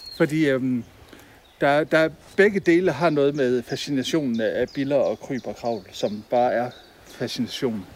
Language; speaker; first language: Danish; native; Danish